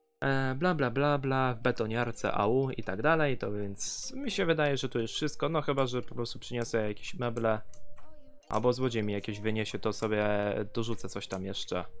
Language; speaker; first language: Polish; native; Polish